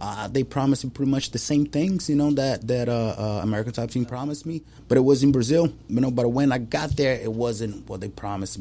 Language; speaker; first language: English; non-native, fluent; Portuguese